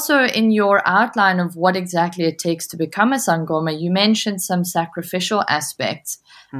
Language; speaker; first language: English; native; English